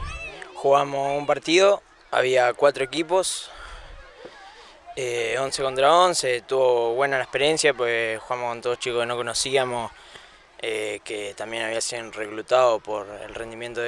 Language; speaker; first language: Spanish; native; Spanish